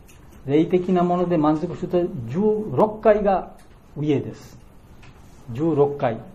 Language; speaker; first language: Japanese; non-native, fluent; Bangla